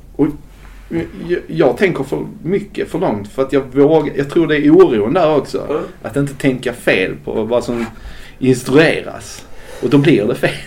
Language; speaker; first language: Swedish; native; Swedish